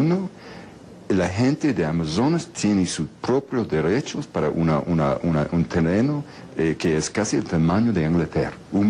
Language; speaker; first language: Spanish; non-native, fluent; English